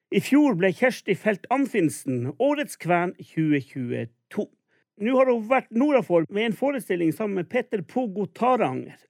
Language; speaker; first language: Norwegian; native; Norwegian